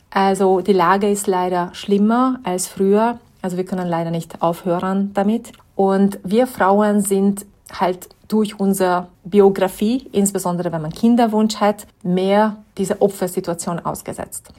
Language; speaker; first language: German; non-native, fluent; Hungarian